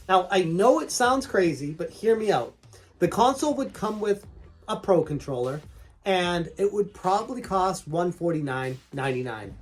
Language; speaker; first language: English; native; English